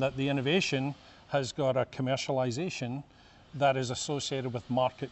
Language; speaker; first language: English; native; English